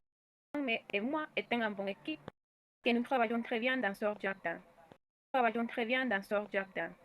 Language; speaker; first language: French; non-native, learner; Spanish